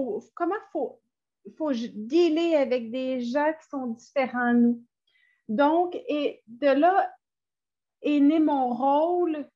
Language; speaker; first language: French; native; French